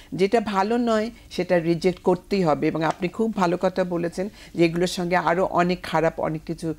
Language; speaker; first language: Bangla; native; Bangla